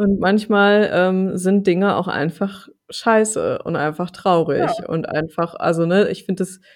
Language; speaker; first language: German; native; German